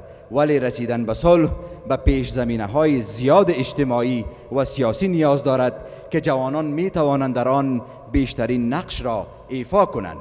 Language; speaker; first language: Persian; native; Persian